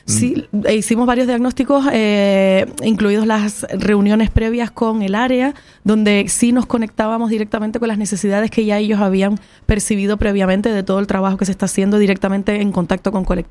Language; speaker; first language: Spanish; native; Spanish